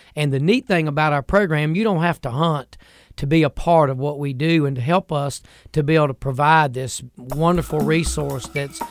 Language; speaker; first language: English; native; English